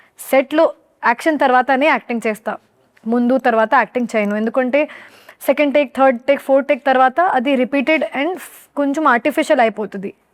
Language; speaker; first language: Telugu; non-native, learner; Hindi